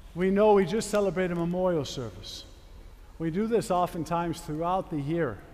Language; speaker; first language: English; native; English